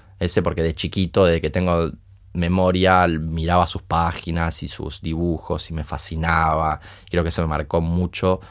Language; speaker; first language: Spanish; early bilingual, other home language; Portuguese